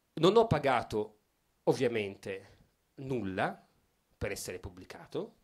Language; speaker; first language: Italian; native; Italian